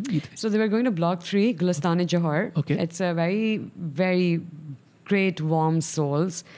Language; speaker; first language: English; non-native, local second language; Sindhi